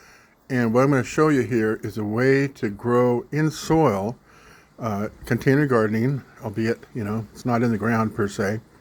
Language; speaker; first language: English; native; English